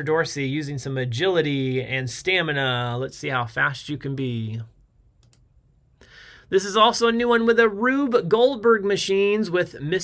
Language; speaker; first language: English; native; English